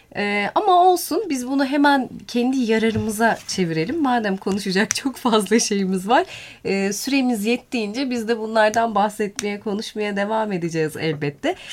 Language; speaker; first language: Turkish; native; Turkish